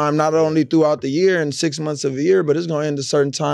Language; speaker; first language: English; native; English